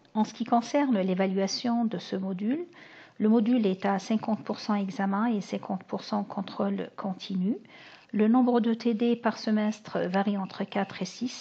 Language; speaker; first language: French; non-native, local second language; Arabic